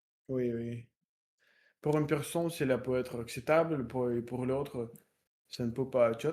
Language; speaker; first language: French; non-native, learner; Russian